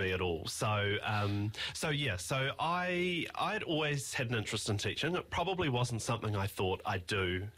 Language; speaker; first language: English; native; English